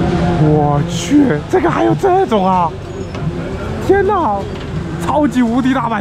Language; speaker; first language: Chinese; native; Chinese